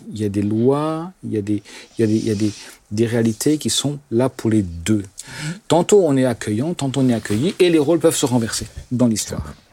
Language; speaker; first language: French; non-native, local second language; Swiss German